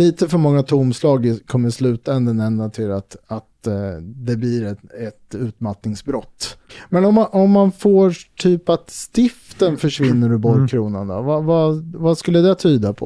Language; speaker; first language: Swedish; native; Swedish